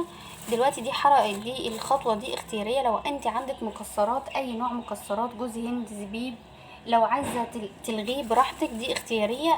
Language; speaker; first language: Arabic; native; Arabic